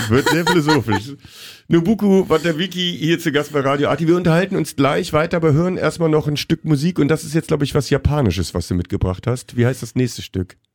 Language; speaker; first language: German; native; German